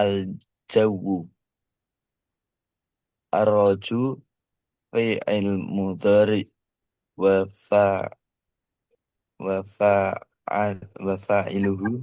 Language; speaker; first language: Arabic; non-native, learner; Indonesian